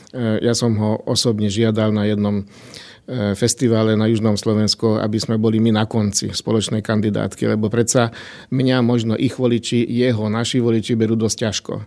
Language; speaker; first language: Slovak; non-native, local second language; Hungarian